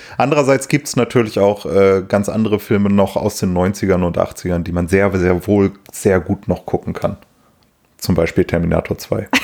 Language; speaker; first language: German; native; German